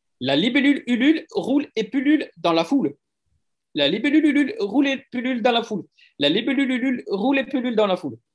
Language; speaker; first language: French; non-native, fluent; Swedish